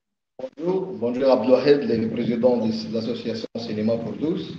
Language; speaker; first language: French; non-native, learner; Arabic